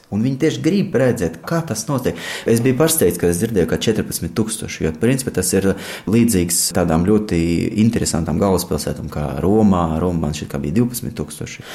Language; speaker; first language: Latvian; non-native, fluent; Russian